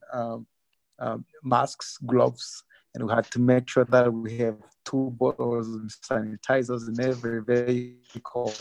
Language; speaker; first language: English; non-native, local second language; Kinyarwanda